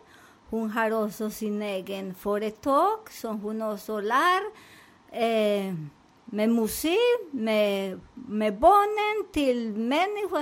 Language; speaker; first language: Swedish; non-native, learner; Spanish